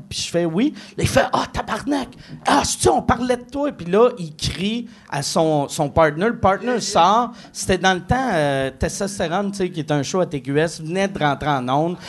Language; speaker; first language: French; native; French